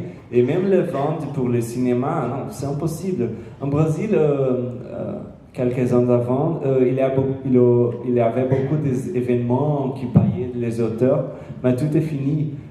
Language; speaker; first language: French; non-native, learner; Portuguese